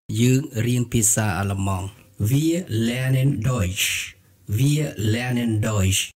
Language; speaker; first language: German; non-native, fluent; Khmer